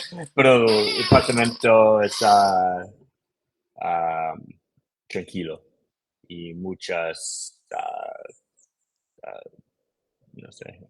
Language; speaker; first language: Spanish; non-native, learner; English